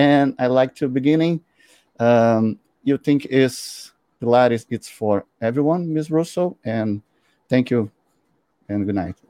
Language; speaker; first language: English; non-native, learner; Portuguese